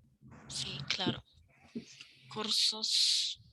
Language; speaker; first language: Spanish; non-native, fluent; German